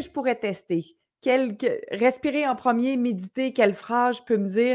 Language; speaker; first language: French; native; French